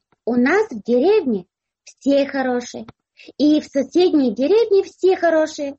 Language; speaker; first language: Russian; non-native, local second language; Azerbaijani